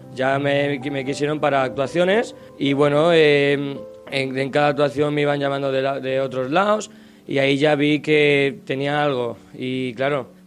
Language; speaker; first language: Spanish; native; Spanish